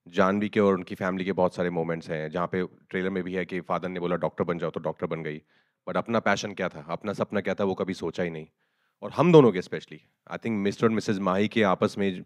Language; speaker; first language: Hindi; native; Hindi